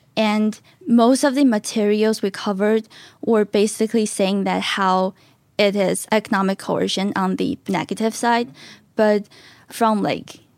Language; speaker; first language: English; non-native, fluent; Chinese